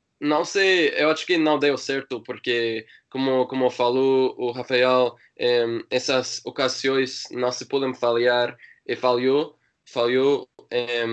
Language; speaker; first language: Portuguese; non-native, learner; English